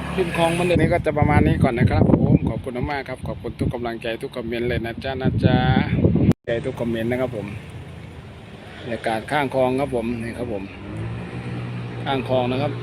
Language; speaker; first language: Thai; native; Thai